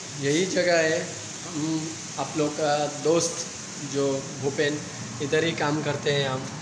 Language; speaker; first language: Hindi; non-native, local second language; Assamese